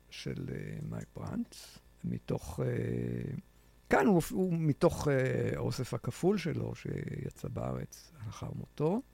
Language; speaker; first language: Hebrew; native; Hebrew